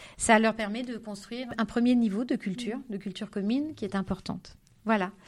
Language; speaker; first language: French; native; French